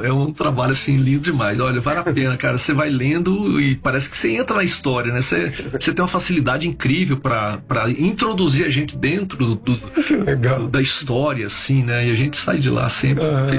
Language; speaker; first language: Portuguese; native; Portuguese